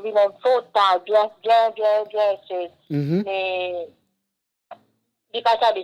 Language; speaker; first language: French; non-native, local second language; Morisyen